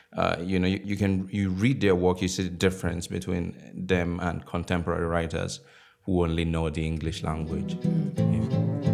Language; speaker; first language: English; non-native, local second language; Igbo